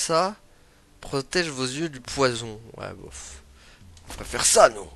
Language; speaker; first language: French; native; French